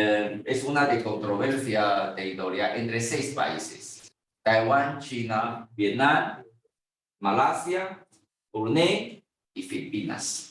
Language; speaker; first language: Spanish; non-native, fluent; Chinese